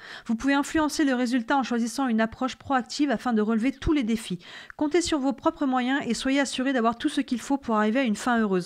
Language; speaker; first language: French; native; French